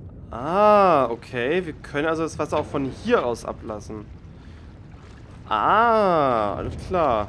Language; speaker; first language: German; native; German